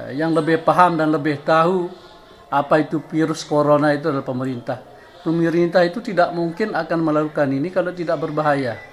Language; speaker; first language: Malay; non-native, local second language; Sasak